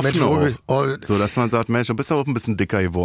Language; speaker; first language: German; native; German